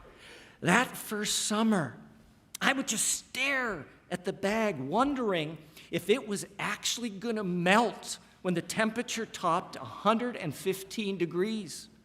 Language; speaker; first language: English; native; English